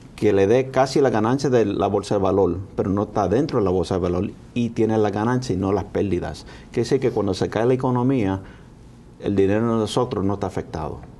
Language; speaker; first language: Spanish; early bilingual, heritage; Spanish